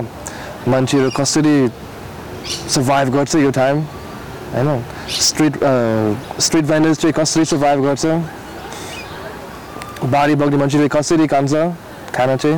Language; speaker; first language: Nepali; non-native, learner; English